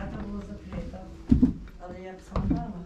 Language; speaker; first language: Polish; non-native, learner; Ukrainian